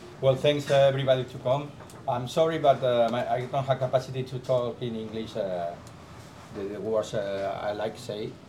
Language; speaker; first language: English; non-native, learner; Spanish